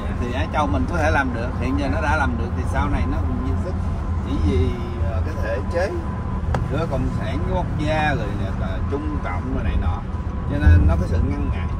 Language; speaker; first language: Vietnamese; native; Vietnamese